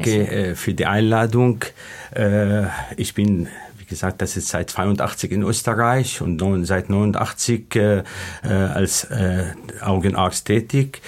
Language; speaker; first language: German; non-native, learner; Arabic